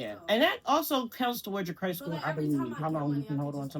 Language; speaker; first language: English; native; English